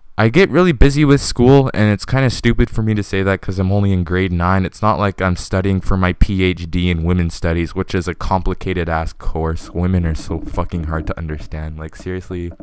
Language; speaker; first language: English; native; English